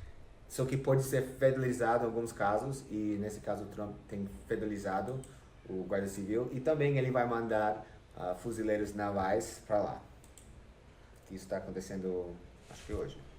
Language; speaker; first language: Portuguese; non-native, fluent; English